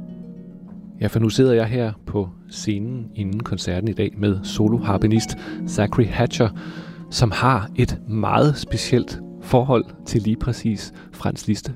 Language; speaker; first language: Danish; native; Danish